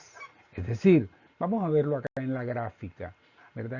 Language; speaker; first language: Spanish; native; Spanish